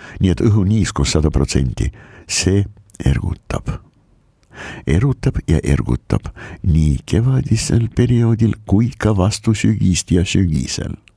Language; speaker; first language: Estonian; non-native, local second language; Russian